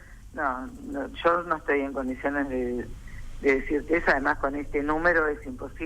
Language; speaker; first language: Spanish; native; Spanish